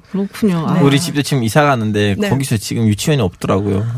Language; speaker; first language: Korean; non-native, fluent; Turkish